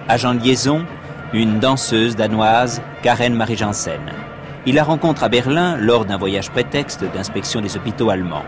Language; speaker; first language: French; native; French